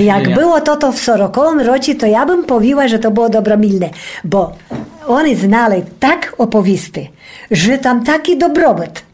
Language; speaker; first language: Polish; non-native, local second language; Rusyn